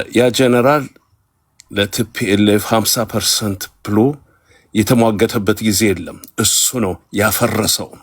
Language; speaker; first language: Amharic; non-native, local second language; Tigrinya